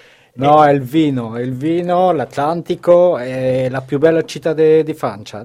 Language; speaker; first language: Italian; non-native, fluent; French